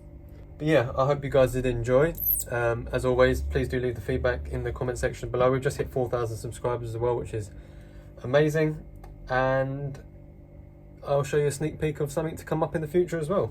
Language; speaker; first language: English; native; English